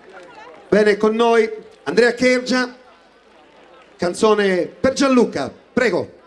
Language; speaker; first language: Italian; native; Italian